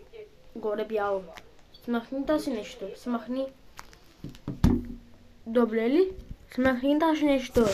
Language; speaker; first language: Bulgarian; early bilingual, heritage; Bulgarian